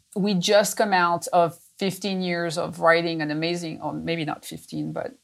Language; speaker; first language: English; non-native, fluent; French